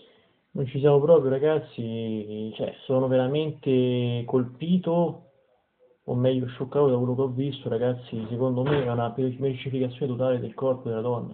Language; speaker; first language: Italian; native; Italian